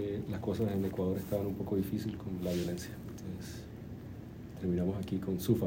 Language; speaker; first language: Spanish; native; Spanish